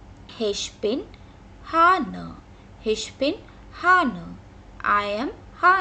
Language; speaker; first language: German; non-native, fluent; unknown